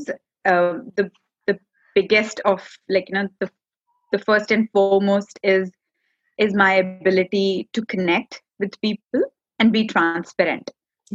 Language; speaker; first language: English; non-native, local second language; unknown